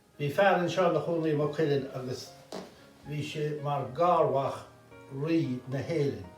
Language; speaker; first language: Irish; native; Irish